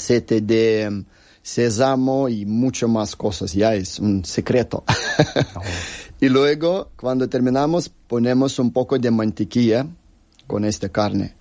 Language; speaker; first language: Spanish; non-native, learner; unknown